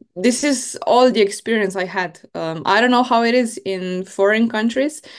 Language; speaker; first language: English; non-native, fluent; Slovenian